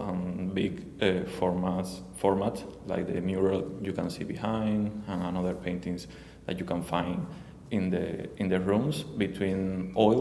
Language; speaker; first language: English; non-native, learner; Spanish